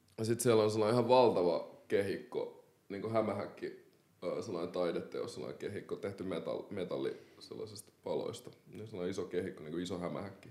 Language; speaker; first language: Finnish; early bilingual, other home language; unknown